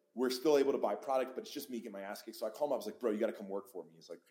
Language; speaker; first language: English; native; English